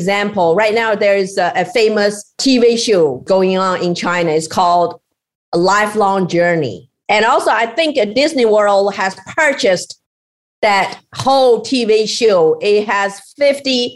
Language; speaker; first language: English; non-native, fluent; Chinese